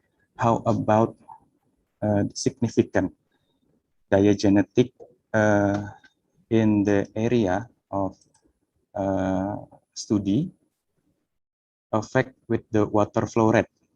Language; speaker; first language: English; non-native, fluent; Indonesian